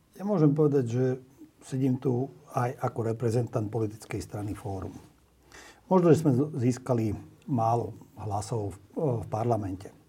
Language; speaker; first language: Slovak; non-native, local second language; Hungarian